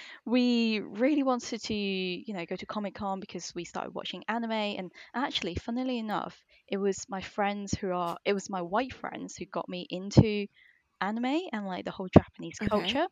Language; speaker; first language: English; native; English